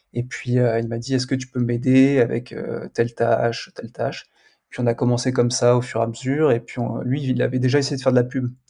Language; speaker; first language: French; native; French